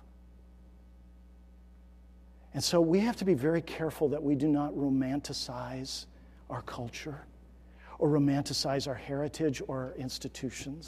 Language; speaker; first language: English; native; English